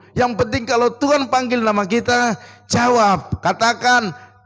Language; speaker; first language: Indonesian; native; Indonesian